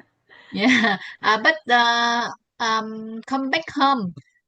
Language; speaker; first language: English; non-native, learner; Vietnamese